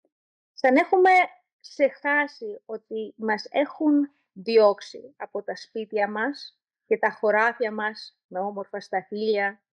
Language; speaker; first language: Greek; non-native, learner; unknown